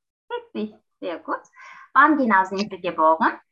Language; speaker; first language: German; non-native, learner; Turkish